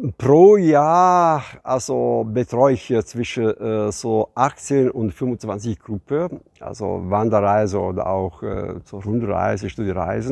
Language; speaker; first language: German; non-native, fluent; Italian